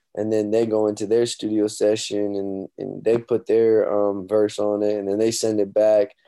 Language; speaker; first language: English; native; English